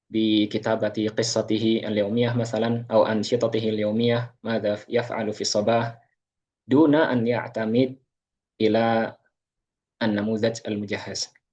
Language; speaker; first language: Arabic; non-native, fluent; Indonesian